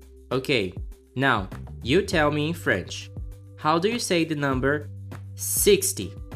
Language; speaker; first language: English; non-native, fluent; Portuguese